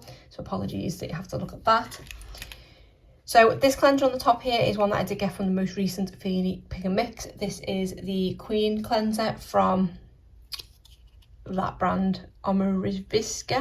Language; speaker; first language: English; native; English